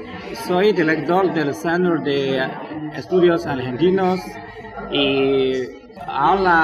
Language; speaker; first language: Spanish; non-native, fluent; Chinese